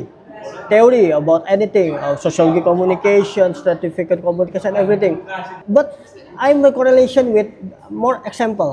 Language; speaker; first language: English; non-native, learner; Indonesian